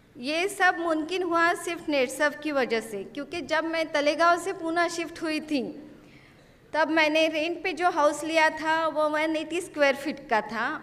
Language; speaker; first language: Hindi; non-native, local second language; Marathi